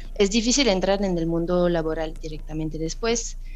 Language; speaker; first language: Spanish; non-native, fluent; French